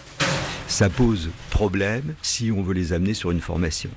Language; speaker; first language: French; native; French